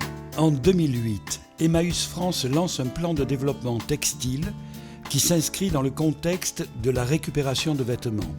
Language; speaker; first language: French; native; French